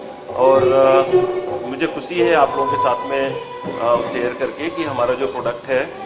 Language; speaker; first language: Hindi; native; Hindi